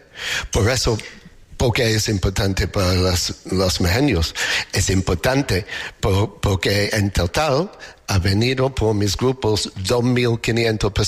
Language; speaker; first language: Spanish; non-native, learner; English